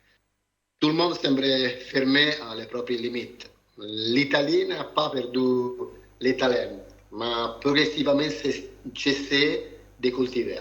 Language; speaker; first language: French; non-native, learner; Italian